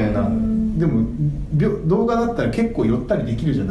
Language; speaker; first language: Japanese; native; Japanese